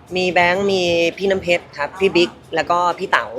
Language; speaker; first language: Thai; native; Thai